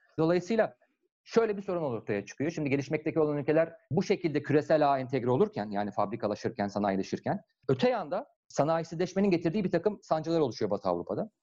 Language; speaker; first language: Turkish; native; Turkish